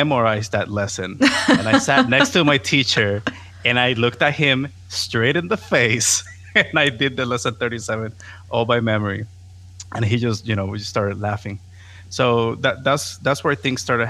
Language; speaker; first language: English; non-native, fluent; Spanish